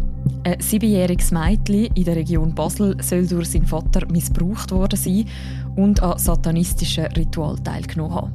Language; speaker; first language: German; native; German